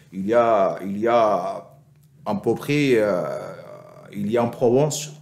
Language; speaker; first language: French; non-native, fluent; Spanish